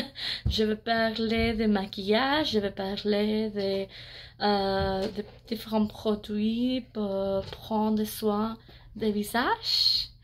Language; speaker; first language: French; non-native, learner; English